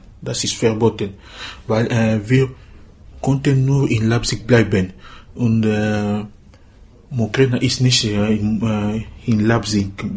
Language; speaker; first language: German; non-native, learner; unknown